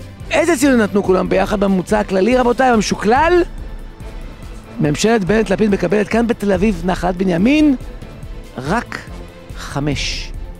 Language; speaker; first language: Hebrew; native; Hebrew